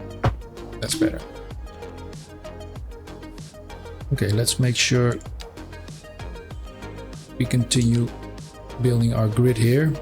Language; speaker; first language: English; non-native, fluent; Dutch